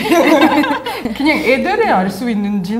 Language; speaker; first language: Korean; non-native, learner; French